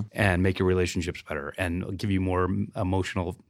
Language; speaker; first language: English; native; English